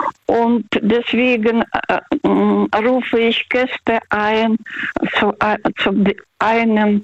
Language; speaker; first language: German; non-native, fluent; Russian